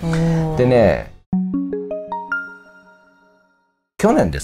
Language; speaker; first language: Japanese; native; Japanese